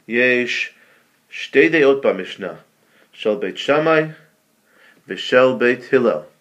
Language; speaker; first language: Hebrew; non-native, fluent; English